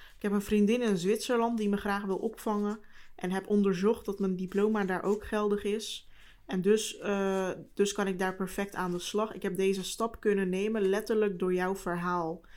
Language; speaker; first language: Dutch; early bilingual, other home language; Turkish